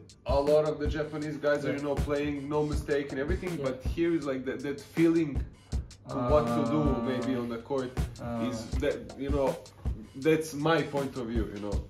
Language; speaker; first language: English; non-native, fluent; Serbian